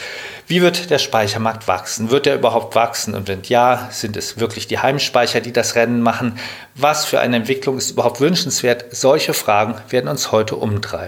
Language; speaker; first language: German; native; German